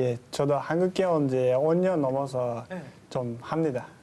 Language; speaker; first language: Korean; non-native, fluent; Uzbek